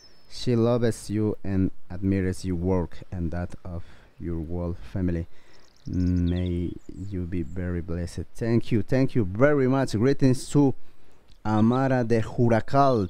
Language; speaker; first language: English; non-native, learner; Spanish